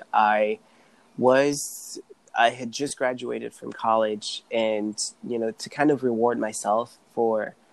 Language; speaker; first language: English; non-native, fluent; Rundi